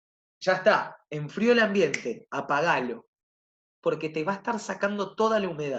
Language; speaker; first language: Spanish; native; Spanish